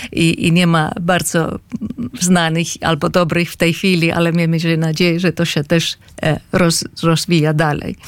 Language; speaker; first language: Polish; non-native, fluent; Finnish